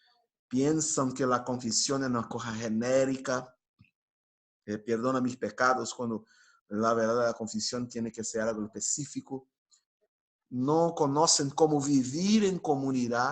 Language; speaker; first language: Spanish; non-native, fluent; Portuguese